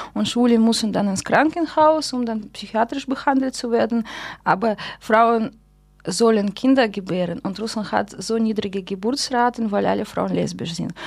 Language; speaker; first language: German; non-native, fluent; Russian